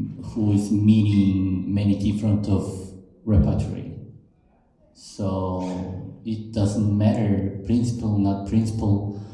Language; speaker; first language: English; non-native, learner; Russian